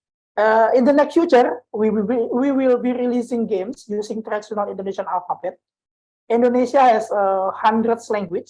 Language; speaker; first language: English; non-native, learner; Indonesian